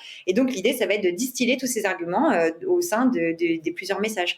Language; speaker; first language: French; native; French